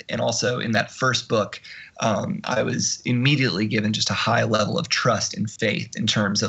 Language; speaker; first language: English; native; English